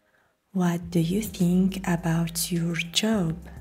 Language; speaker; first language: English; non-native, fluent; Arabic